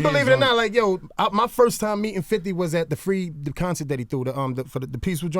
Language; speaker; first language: English; native; English